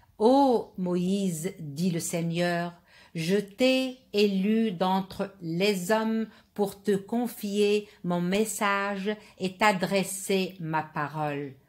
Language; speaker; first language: French; non-native, local second language; Arabic